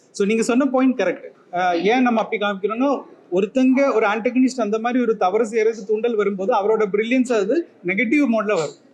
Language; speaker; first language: Tamil; native; Tamil